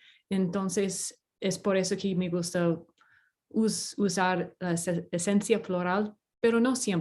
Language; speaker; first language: Spanish; non-native, fluent; English